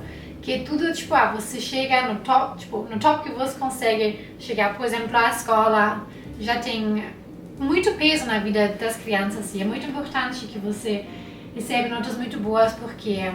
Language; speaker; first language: Portuguese; non-native, fluent; German